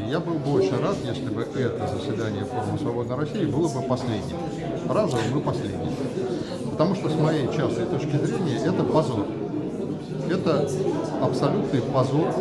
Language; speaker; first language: Russian; native; Russian